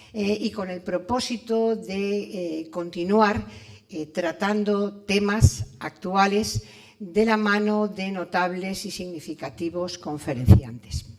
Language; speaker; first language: Spanish; native; Spanish